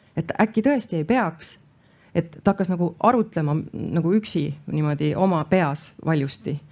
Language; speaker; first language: Estonian; native; Estonian